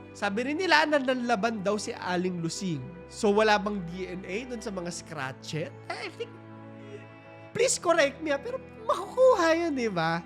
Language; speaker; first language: Filipino; native; Filipino